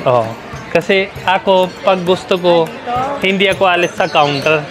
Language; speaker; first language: Filipino; non-native, learner; Punjabi